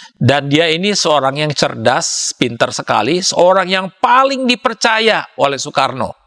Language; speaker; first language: Indonesian; native; Indonesian